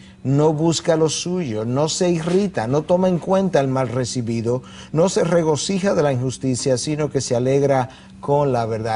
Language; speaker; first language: Spanish; native; Spanish